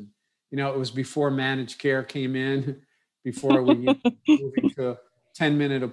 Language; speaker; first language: English; native; English